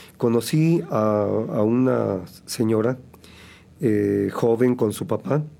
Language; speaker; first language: Spanish; native; Spanish